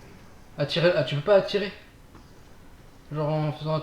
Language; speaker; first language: French; native; French